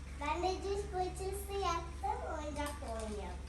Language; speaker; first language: Turkish; early bilingual, heritage; Turkish